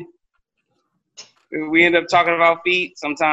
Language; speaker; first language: English; native; English